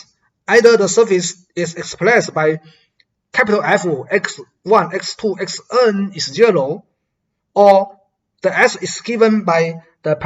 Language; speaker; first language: English; non-native, fluent; Chinese